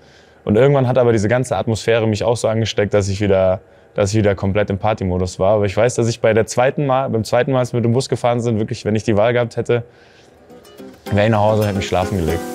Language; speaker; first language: German; native; German